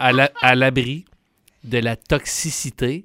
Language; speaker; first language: French; native; French